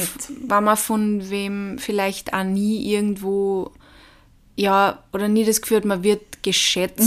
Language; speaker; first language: German; native; German